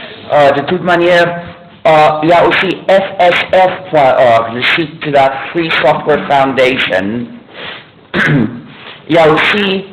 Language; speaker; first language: French; non-native, fluent; English